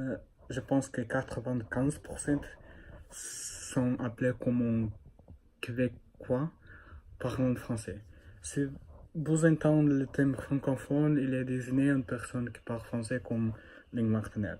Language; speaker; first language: French; non-native, learner; Portuguese